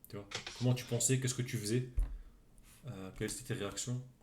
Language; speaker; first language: French; native; French